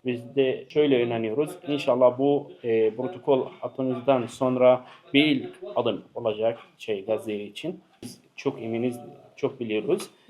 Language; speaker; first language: Turkish; non-native, learner; Arabic